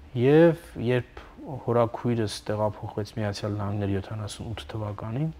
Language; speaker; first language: Armenian; native; Armenian